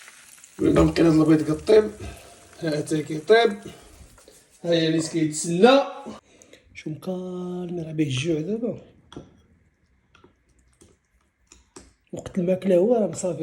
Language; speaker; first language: Arabic; native; Arabic